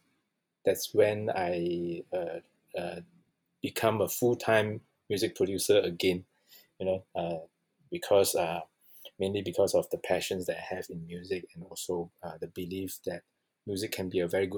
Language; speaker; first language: English; non-native, local second language; Chinese